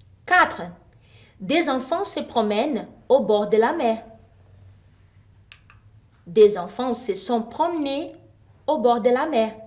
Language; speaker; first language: French; non-native, fluent; Portuguese